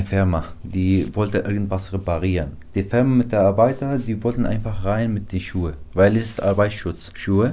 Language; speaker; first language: German; non-native, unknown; Arabic